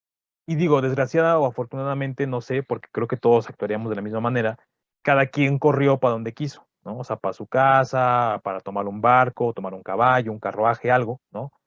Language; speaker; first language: Spanish; native; Spanish